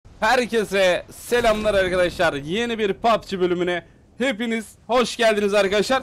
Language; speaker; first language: Turkish; native; Turkish